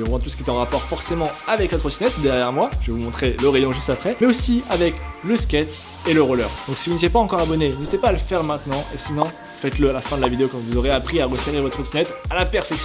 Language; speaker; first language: French; native; French